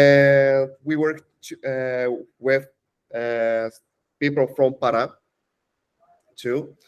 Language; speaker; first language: English; non-native, learner; Portuguese